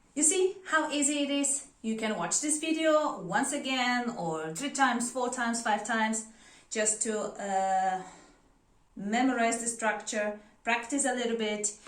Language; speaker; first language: English; non-native, fluent; Polish